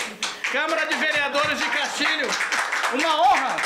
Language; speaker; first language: Portuguese; native; Portuguese